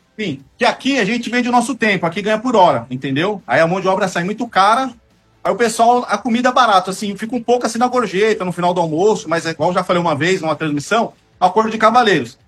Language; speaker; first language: Portuguese; native; Portuguese